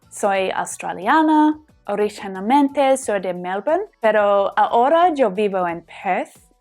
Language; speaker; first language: Spanish; non-native, learner; English